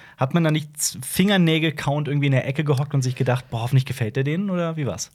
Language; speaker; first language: German; early bilingual, other home language; Turkish